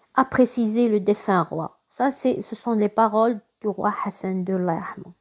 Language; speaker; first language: French; non-native, local second language; Arabic